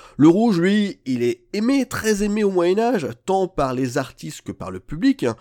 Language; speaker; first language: French; native; French